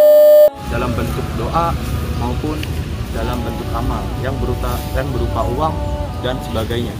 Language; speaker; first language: Indonesian; native; Indonesian